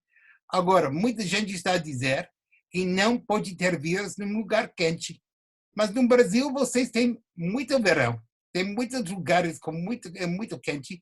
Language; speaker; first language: Portuguese; non-native, fluent; English